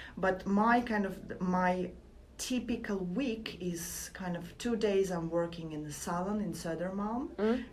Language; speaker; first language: English; non-native, fluent; Latvian